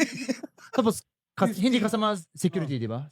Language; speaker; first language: Filipino; non-native, learner; Japanese